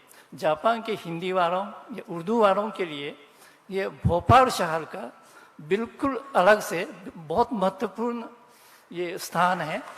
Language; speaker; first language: Hindi; non-native, fluent; Japanese